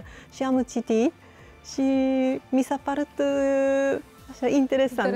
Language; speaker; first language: Romanian; non-native, fluent; Japanese